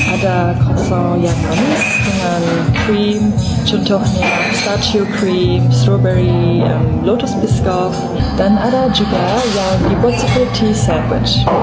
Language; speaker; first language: Malay; non-native, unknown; Russian